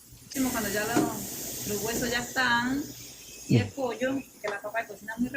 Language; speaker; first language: Spanish; native; Spanish